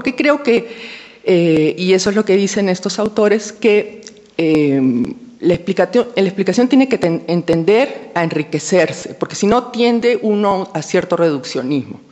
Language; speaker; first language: Spanish; native; Spanish